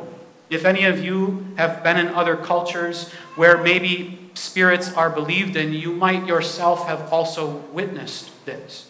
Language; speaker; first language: English; native; English